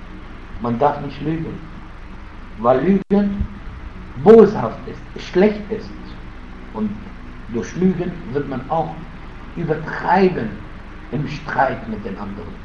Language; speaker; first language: German; non-native, fluent; Arabic